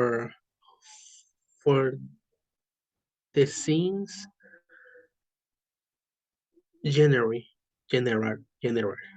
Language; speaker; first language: English; non-native, learner; Spanish